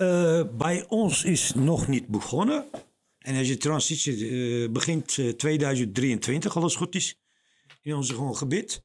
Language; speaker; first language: Dutch; non-native, learner; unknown